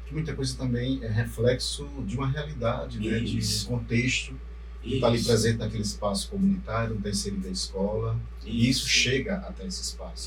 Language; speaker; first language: Portuguese; native; Portuguese